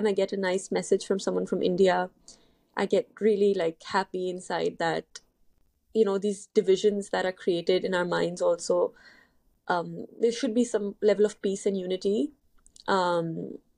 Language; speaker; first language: English; non-native, local second language; Urdu